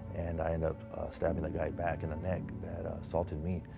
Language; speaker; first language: English; native; English